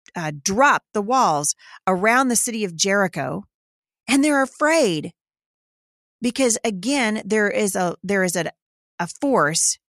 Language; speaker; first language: English; native; English